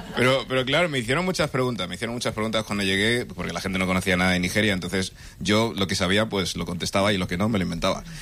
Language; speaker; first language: Spanish; early bilingual, other home language; English